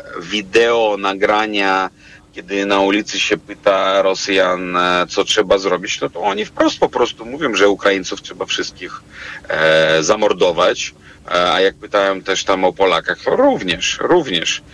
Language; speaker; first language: Polish; non-native, fluent; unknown